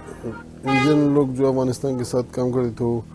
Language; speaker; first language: Hindi; non-native, fluent; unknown